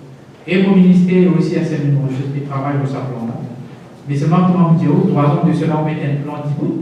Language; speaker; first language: French; non-native, local second language; Morisyen